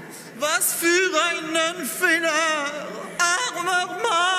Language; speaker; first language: German; non-native, learner; French